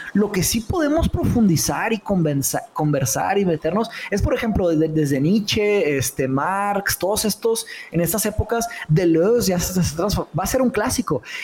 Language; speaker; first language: Spanish; early bilingual, other home language; Portuguese